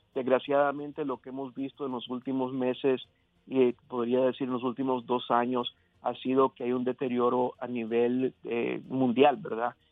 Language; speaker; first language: Spanish; early bilingual, heritage; Spanish